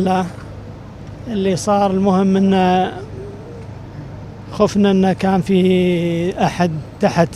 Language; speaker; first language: Arabic; native; Arabic